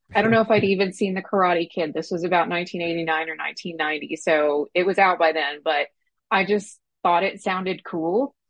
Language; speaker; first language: English; native; English